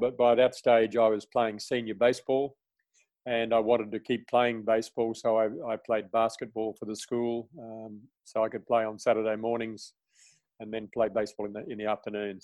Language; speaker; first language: English; native; English